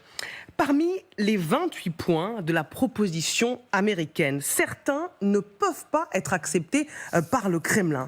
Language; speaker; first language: French; native; French